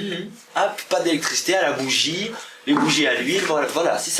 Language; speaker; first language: French; native; French